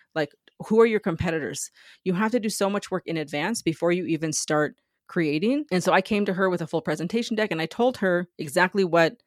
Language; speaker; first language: English; native; English